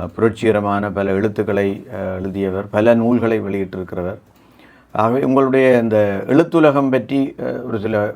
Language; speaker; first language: Tamil; native; Tamil